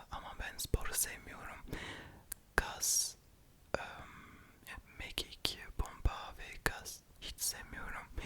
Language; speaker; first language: Turkish; early bilingual, heritage; French